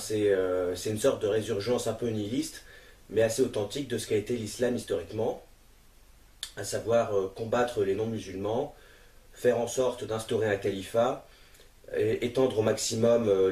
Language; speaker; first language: French; native; French